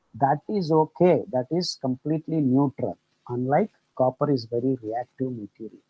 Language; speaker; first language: English; non-native, local second language; Kannada